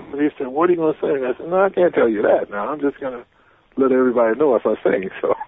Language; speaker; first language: English; native; English